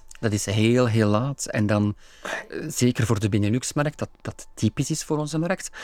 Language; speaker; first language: Dutch; native; Dutch